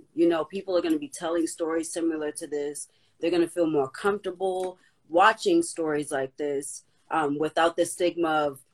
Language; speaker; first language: English; native; English